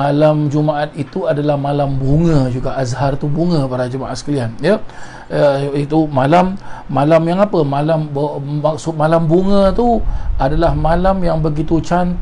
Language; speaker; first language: Malay; native; Malay